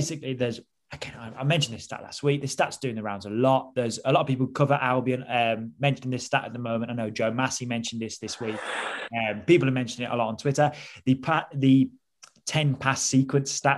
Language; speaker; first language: English; native; English